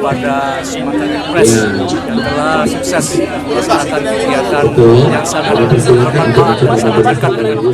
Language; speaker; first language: Indonesian; native; Indonesian